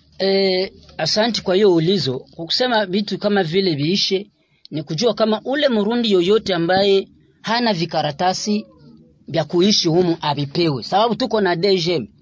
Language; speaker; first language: Swahili; non-native, local second language; Rundi